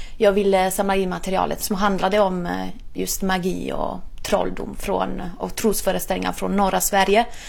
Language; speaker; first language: Swedish; non-native, fluent; Italian